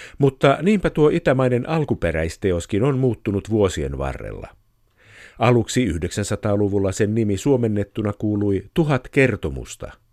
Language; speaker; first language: Finnish; native; Finnish